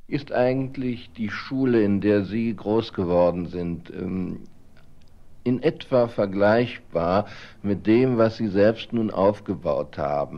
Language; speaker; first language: German; native; German